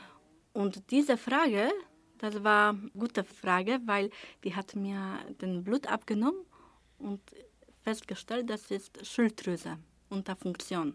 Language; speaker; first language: German; non-native, learner; Polish